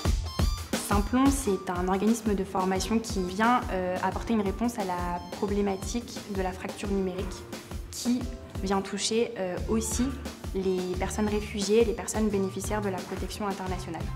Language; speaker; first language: French; native; French